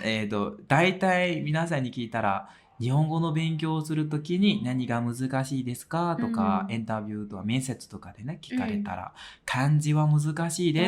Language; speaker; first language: Japanese; non-native, fluent; Burmese